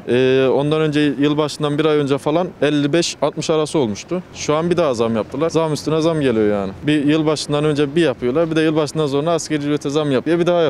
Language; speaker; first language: Turkish; native; Turkish